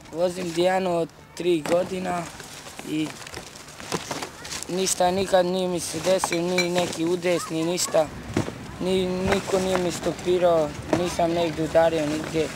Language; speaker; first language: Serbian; non-native, local second language; Romany